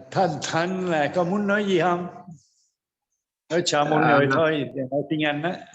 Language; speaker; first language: Vietnamese; non-native, fluent; French